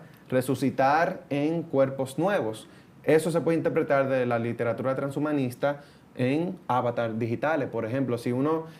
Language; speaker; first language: Spanish; native; Spanish